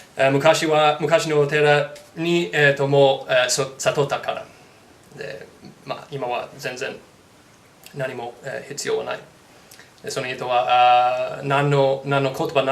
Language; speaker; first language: Japanese; non-native, learner; English